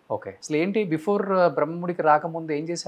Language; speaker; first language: Telugu; native; Telugu